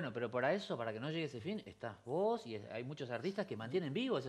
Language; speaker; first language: Spanish; native; Spanish